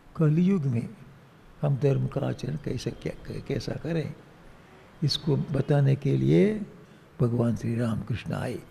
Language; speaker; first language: Hindi; non-native, local second language; Tamil